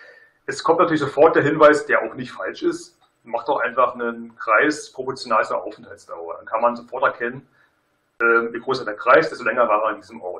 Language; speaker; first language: German; native; German